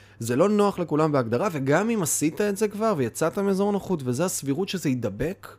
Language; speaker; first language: Hebrew; native; Hebrew